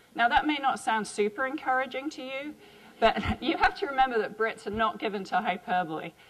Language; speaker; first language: English; native; English